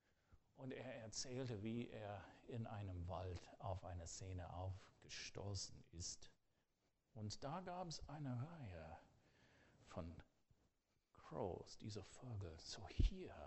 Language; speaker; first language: German; non-native, fluent; English